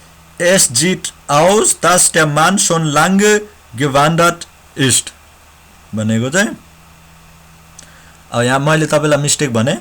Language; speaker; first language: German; non-native, learner; Nepali